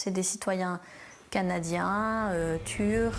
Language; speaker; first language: French; native; French